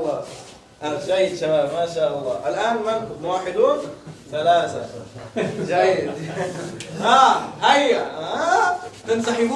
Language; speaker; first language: Arabic; non-native, learner; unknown